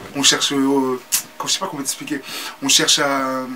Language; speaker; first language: French; native; French